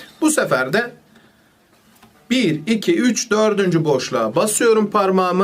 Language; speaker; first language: Turkish; native; Turkish